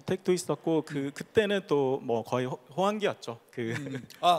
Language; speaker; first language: Korean; native; Korean